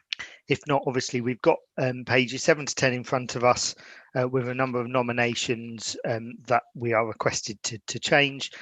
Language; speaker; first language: English; native; English